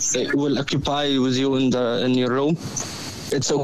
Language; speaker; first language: English; non-native, learner; Arabic